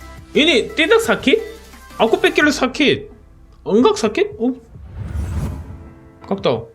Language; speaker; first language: Indonesian; non-native, learner; Korean